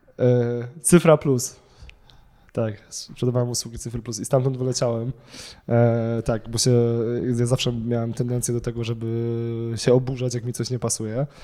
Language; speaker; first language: Polish; native; Polish